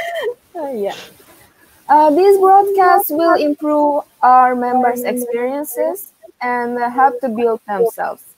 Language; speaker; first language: English; non-native, fluent; Turkish